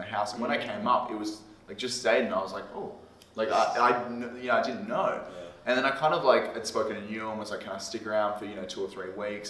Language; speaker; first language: English; native; English